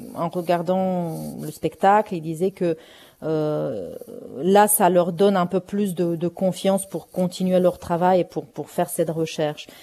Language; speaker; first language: French; non-native, fluent; Romanian